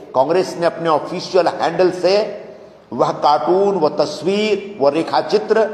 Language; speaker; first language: Hindi; non-native, local second language; Marathi